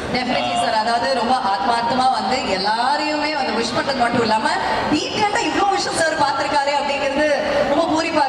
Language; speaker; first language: Tamil; native; Tamil